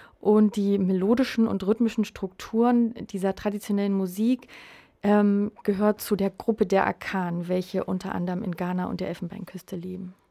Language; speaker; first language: German; native; German